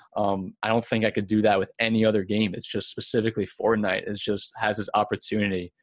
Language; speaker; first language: English; native; English